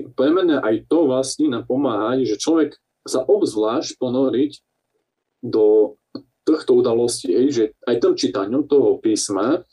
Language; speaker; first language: Slovak; non-native, local second language; Rusyn